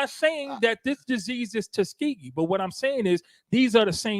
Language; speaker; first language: English; native; English